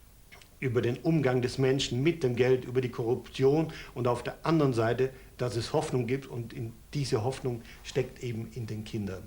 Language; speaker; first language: German; native; German